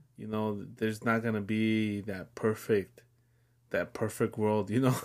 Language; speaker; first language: English; early bilingual, other home language; Spanish